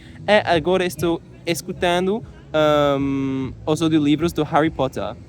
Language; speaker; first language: Portuguese; non-native, learner; English